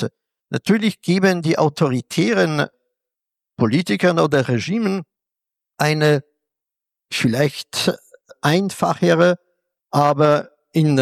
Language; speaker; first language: German; non-native, fluent; Polish